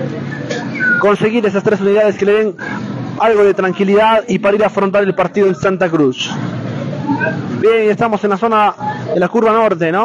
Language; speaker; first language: Spanish; native; Spanish